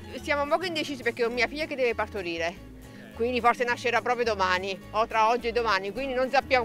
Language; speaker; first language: Italian; native; Italian